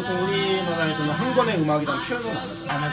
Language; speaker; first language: Korean; native; Korean